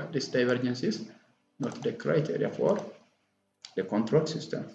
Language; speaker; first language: English; non-native, local second language; Amharic